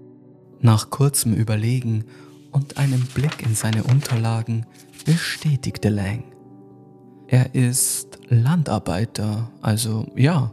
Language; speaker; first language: German; native; German